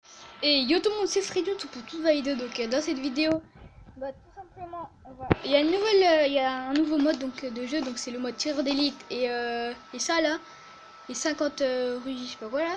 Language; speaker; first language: French; native; French